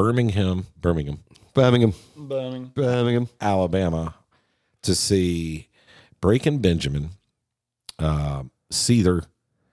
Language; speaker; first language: English; native; English